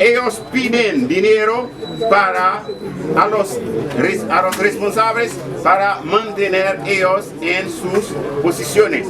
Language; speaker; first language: Spanish; non-native, learner; Haitian Creole